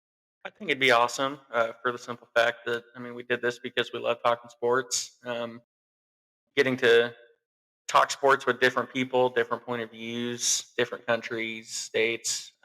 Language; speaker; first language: English; native; English